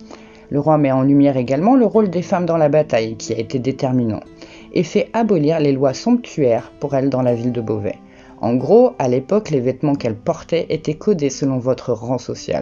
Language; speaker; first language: French; native; French